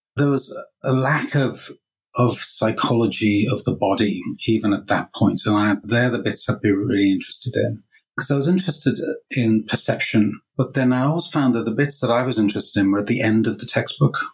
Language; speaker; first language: English; native; English